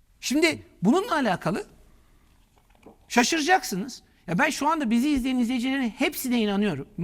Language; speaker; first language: Turkish; native; Turkish